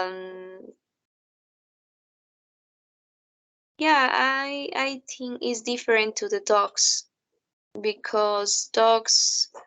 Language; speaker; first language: English; non-native, learner; Spanish